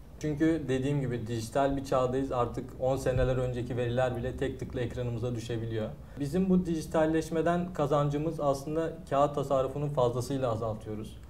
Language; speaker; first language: Turkish; native; Turkish